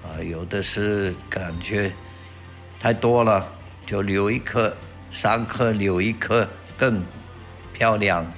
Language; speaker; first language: Chinese; non-native, fluent; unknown